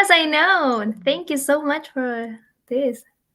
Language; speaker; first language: English; non-native, learner; Spanish